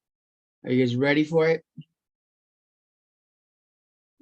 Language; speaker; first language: English; native; English